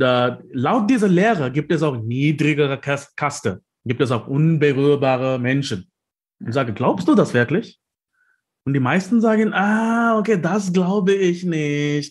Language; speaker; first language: German; non-native, fluent; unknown